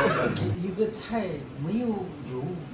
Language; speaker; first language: Chinese; non-native, learner; Mongolian